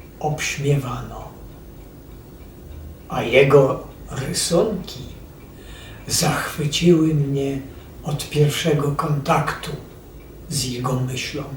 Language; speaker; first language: Polish; native; Polish